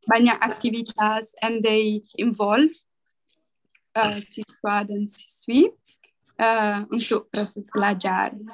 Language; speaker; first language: Indonesian; non-native, learner; Italian